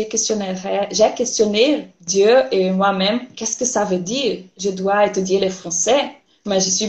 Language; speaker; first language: French; non-native, learner; Portuguese